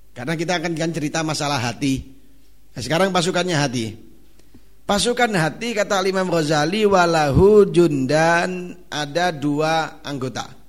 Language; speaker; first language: Indonesian; non-native, local second language; Javanese